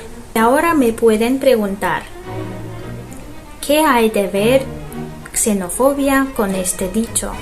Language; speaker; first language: Spanish; non-native, fluent; Russian